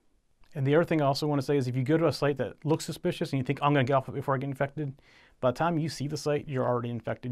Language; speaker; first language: English; native; English